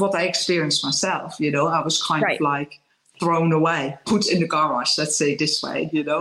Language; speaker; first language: English; non-native, fluent; Dutch